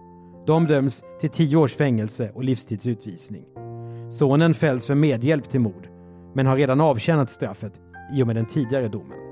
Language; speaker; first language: Swedish; native; Swedish